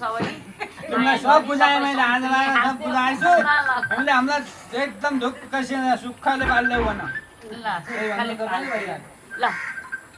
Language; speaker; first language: Nepali; native; Nepali